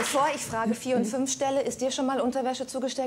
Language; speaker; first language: German; native; German